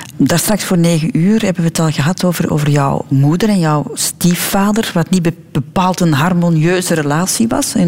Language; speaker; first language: Dutch; native; Dutch